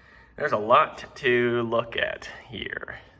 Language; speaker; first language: English; native; English